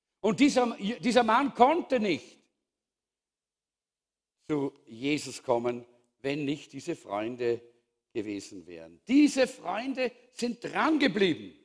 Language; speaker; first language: German; native; German